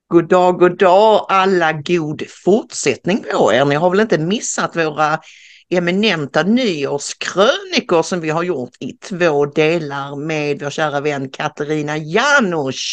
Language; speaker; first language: Swedish; native; Swedish